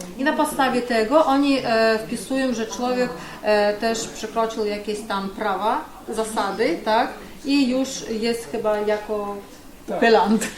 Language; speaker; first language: Polish; non-native, fluent; Ukrainian